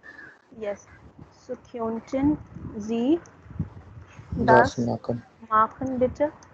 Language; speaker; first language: German; non-native, fluent; Hindi